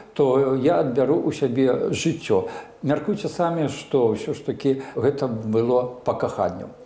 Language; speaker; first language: Russian; non-native, local second language; Belarusian